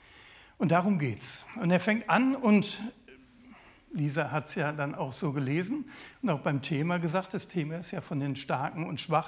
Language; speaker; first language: German; native; German